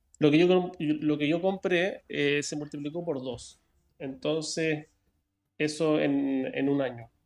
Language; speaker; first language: Spanish; native; Spanish